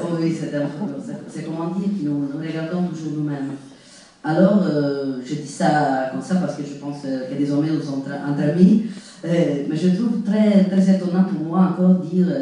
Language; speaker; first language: French; non-native, fluent; Italian